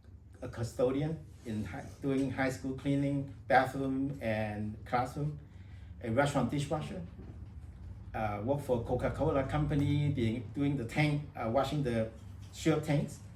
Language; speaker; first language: English; non-native, fluent; Vietnamese